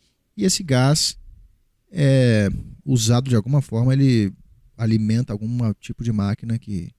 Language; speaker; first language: Portuguese; native; Portuguese